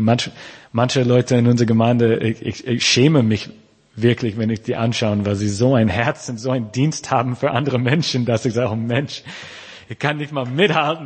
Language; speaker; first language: German; non-native, fluent; English